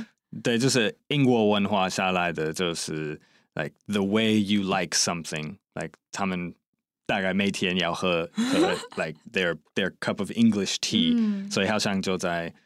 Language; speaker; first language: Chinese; non-native, fluent; English